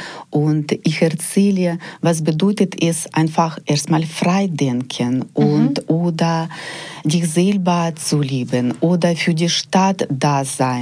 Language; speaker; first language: German; non-native, fluent; Ukrainian